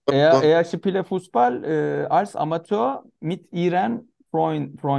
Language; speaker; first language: German; non-native, learner; Turkish